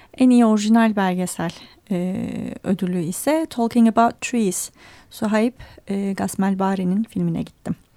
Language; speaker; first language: Turkish; native; Turkish